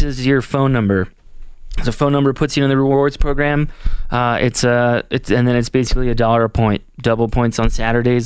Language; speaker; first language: English; native; English